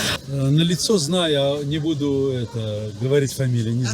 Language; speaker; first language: Russian; native; Russian